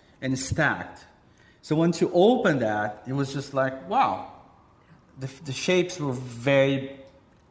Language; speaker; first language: English; non-native, fluent; Portuguese